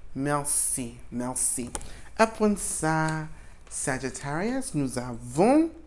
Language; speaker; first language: French; non-native, learner; English